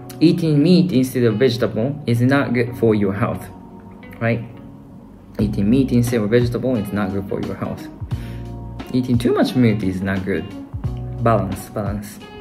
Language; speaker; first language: English; non-native, fluent; Japanese